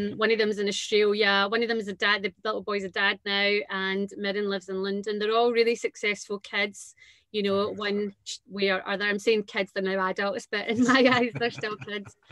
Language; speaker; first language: English; native; English